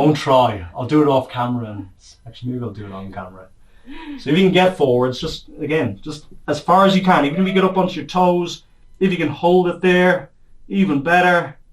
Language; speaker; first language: English; native; English